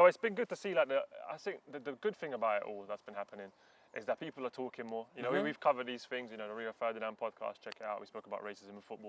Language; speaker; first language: English; early bilingual, other home language; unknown